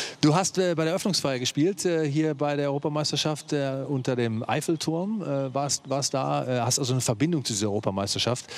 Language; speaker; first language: German; native; German